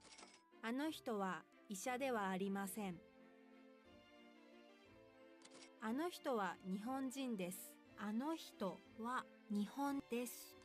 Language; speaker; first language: Japanese; non-native, learner; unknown